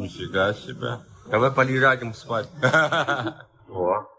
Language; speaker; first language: Russian; non-native, learner; Chinese